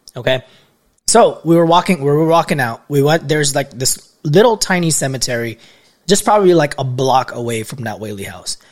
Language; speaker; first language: English; non-native, local second language; Filipino